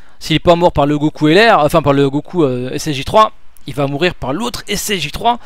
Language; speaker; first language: French; native; French